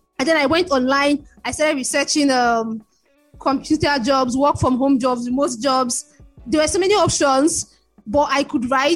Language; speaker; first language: English; non-native, local second language; Igbo